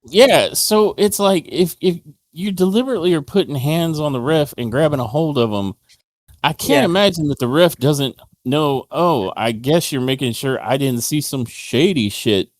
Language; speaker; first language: English; native; English